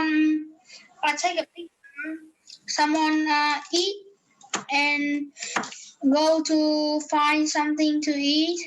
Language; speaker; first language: English; non-native, learner; Vietnamese